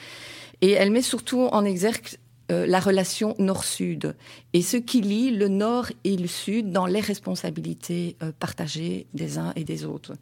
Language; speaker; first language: French; native; French